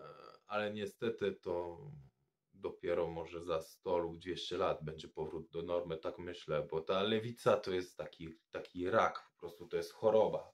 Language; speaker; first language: Polish; non-native, fluent; French